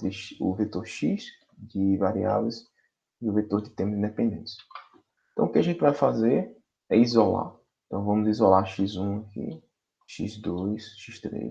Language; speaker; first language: Portuguese; native; Portuguese